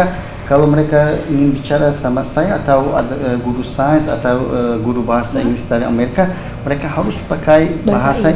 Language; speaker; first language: Indonesian; non-native, fluent; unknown